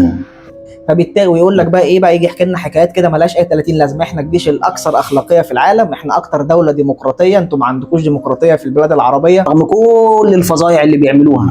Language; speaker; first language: Arabic; native; Arabic